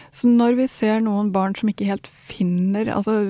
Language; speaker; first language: Norwegian; non-native, fluent; Swedish